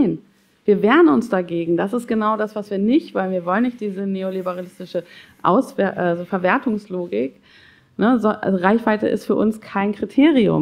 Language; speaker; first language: German; native; German